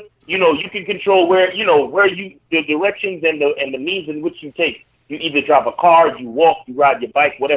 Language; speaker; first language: English; native; English